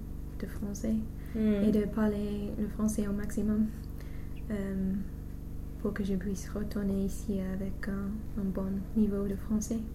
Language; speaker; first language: French; non-native, fluent; English